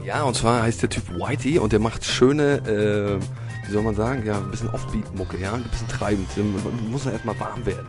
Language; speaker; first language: German; native; German